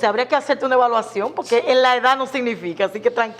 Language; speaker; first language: Spanish; native; Spanish